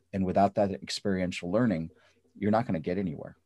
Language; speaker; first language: English; early bilingual, other home language; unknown